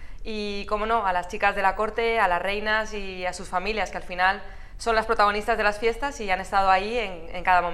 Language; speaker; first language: Spanish; native; Spanish